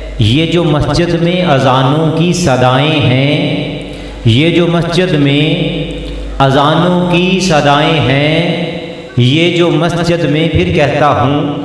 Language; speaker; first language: Urdu; non-native, local second language; Punjabi